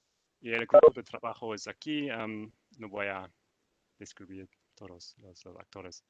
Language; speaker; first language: Spanish; non-native, learner; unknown